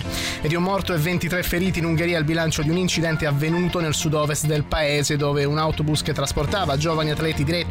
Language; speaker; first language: Italian; native; Italian